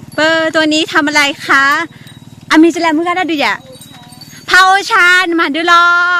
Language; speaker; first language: Thai; non-native, local second language; Karen languages